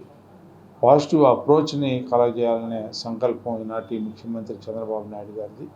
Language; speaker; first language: Telugu; native; Telugu